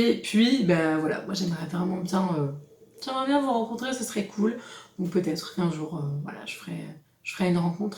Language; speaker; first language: French; native; French